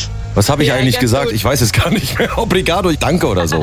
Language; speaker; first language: German; native; German